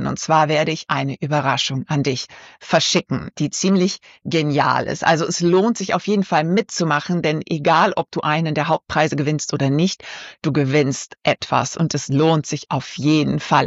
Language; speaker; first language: German; native; German